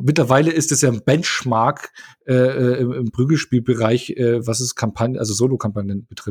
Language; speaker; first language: German; native; German